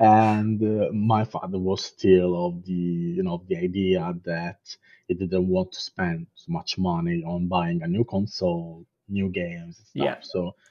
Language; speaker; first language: English; non-native, fluent; Italian